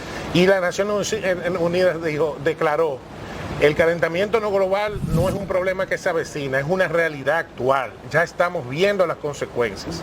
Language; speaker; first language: Spanish; native; Spanish